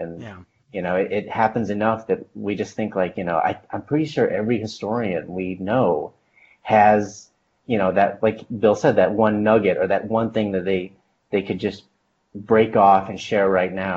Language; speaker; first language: English; native; English